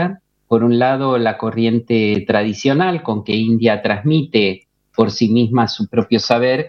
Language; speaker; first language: Spanish; native; Spanish